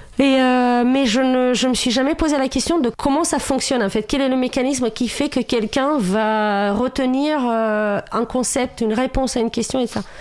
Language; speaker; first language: French; non-native, fluent; Romanian